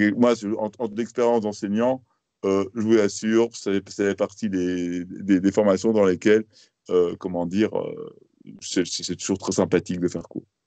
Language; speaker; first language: French; native; French